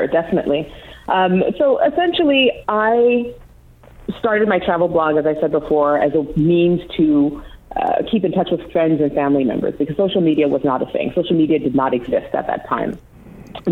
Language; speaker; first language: English; native; English